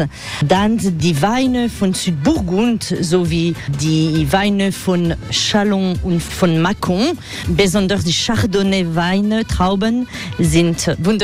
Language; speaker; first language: German; non-native, learner; French